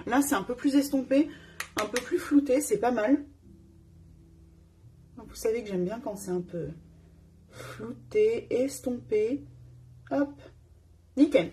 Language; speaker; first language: French; native; French